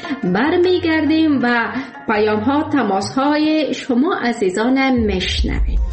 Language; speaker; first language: Persian; native; Persian